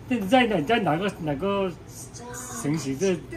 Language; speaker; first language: Chinese; non-native, learner; Cantonese